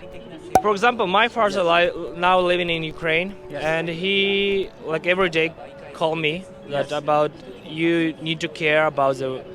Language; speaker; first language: English; non-native, learner; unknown